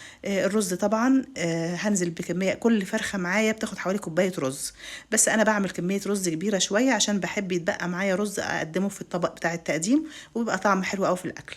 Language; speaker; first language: Arabic; native; Arabic